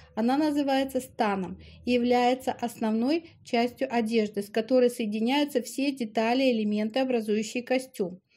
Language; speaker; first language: Russian; native; Russian